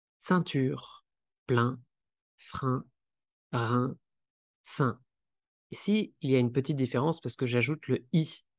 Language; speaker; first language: French; native; French